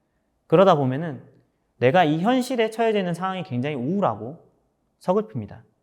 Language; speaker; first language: Korean; native; Korean